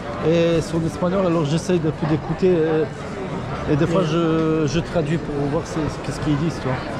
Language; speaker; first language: French; early bilingual, other home language; Polish